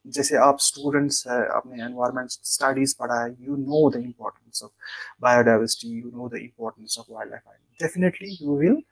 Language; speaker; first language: Hindi; non-native, local second language; Kashmiri